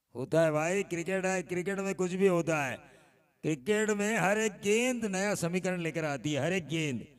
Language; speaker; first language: Hindi; non-native, local second language; Marathi